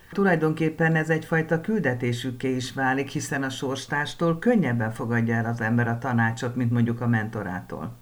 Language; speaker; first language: Hungarian; native; Hungarian